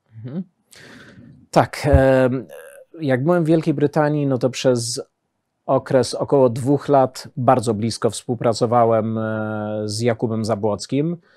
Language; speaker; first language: Polish; early bilingual, heritage; Polish